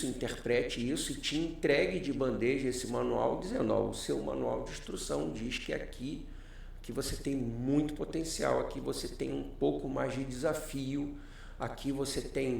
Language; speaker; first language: Portuguese; native; Portuguese